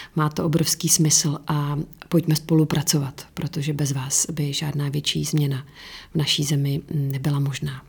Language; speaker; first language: Czech; native; Czech